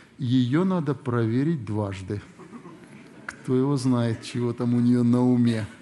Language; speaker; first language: Russian; native; Russian